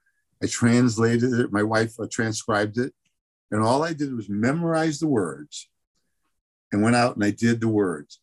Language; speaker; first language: English; native; English